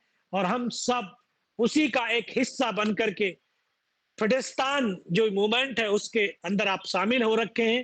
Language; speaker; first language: Hindi; native; Hindi